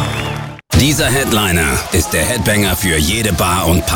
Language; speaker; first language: German; native; German